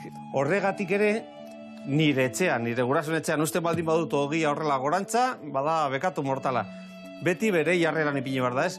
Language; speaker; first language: Basque; native; Basque